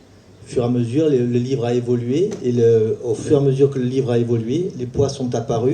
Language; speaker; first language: French; native; French